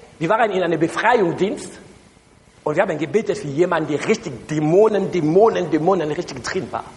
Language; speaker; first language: German; non-native, learner; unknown